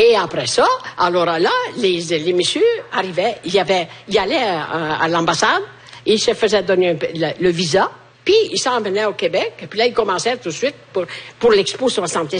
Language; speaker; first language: French; non-native, fluent; Italian